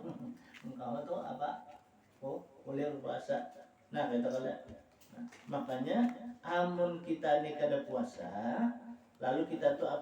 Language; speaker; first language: Indonesian; non-native, local second language; Banjar